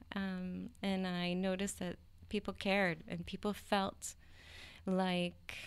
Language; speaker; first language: English; native; English